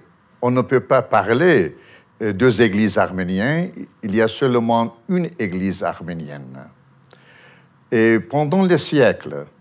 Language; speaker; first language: French; non-native, fluent; Armenian